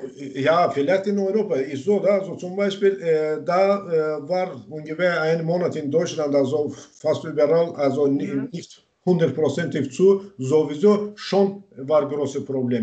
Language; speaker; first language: German; non-native, learner; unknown